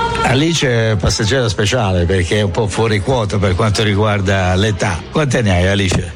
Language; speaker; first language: Italian; native; Italian